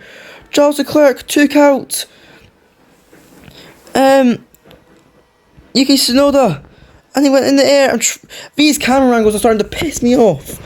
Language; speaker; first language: English; native; English